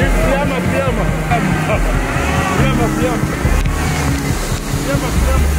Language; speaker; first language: Russian; non-native, learner; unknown